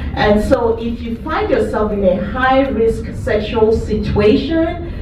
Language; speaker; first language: English; native; English